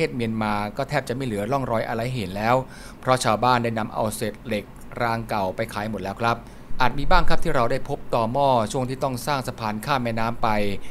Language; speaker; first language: Thai; native; Thai